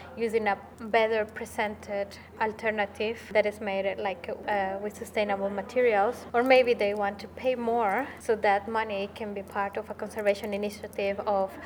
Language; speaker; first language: English; non-native, fluent; Spanish